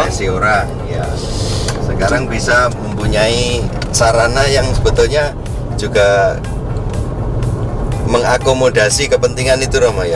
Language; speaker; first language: Indonesian; native; Indonesian